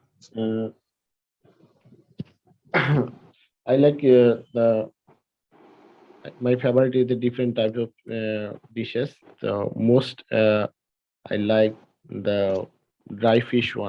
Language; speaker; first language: English; non-native, learner; Bangla